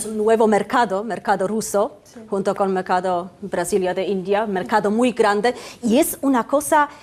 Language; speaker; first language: Spanish; non-native, fluent; Polish